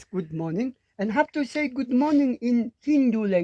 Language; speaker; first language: English; non-native, learner; Mongolian